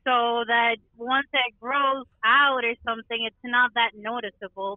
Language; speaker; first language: English; non-native, local second language; Spanish